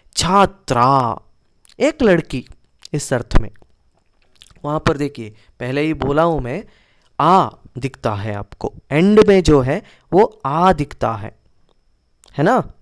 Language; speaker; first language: Hindi; non-native, local second language; Kannada